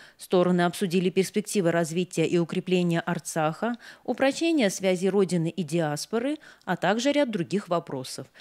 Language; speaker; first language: Russian; non-native, local second language; Armenian